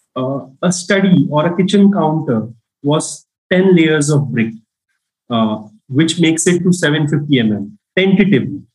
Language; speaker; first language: English; non-native, local second language; Marathi